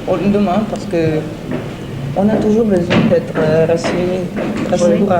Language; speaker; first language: French; non-native, learner; Italian